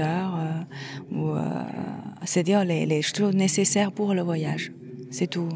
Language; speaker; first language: French; non-native, fluent; Chinese